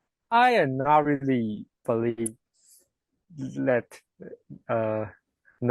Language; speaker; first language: English; non-native, learner; Chinese